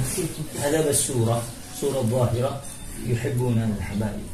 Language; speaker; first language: Arabic; non-native, learner; Indonesian